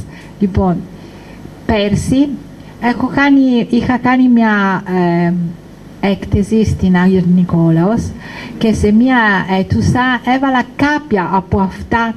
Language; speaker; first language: Greek; non-native, learner; Italian